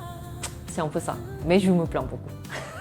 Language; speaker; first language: French; non-native, fluent; Korean